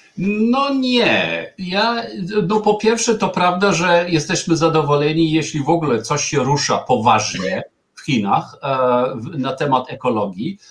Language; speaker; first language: Polish; non-native, fluent; German